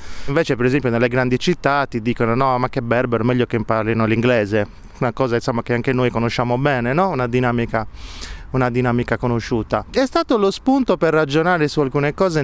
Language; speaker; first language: Italian; native; Italian